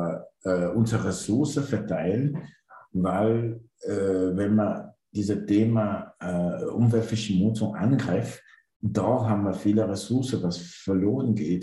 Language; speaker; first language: German; non-native, learner; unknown